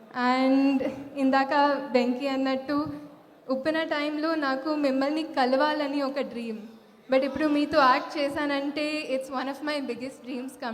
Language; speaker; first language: Telugu; non-native, local second language; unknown